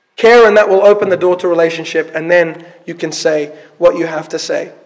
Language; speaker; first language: English; early bilingual, other home language; Arabic